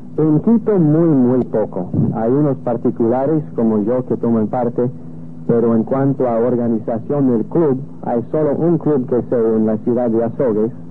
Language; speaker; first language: Spanish; non-native, fluent; English